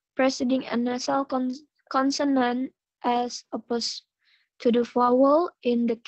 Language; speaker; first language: English; non-native, learner; Indonesian